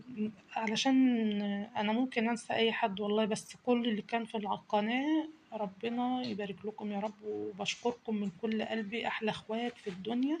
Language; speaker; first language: Arabic; native; Arabic